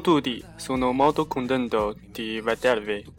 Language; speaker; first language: Italian; non-native, learner; Chinese